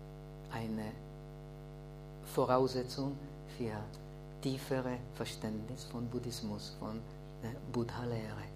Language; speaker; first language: German; non-native, fluent; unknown